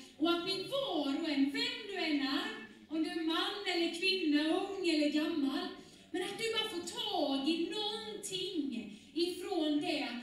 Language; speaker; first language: Swedish; native; Swedish